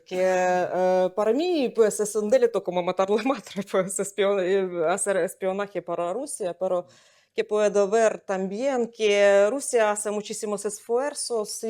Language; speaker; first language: Spanish; non-native, fluent; Ukrainian